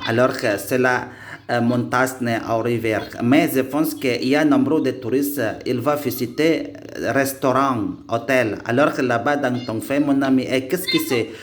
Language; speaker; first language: French; non-native, learner; Indonesian